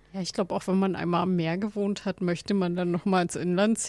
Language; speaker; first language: German; native; German